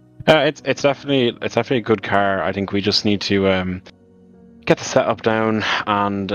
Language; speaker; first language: English; native; English